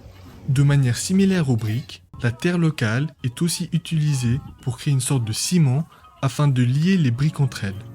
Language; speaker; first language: French; native; French